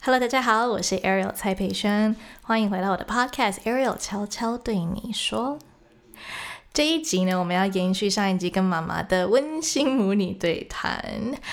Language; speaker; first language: Chinese; early bilingual, heritage; Chinese